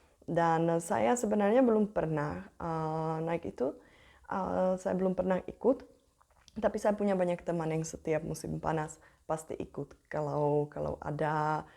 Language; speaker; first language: Indonesian; non-native, fluent; Czech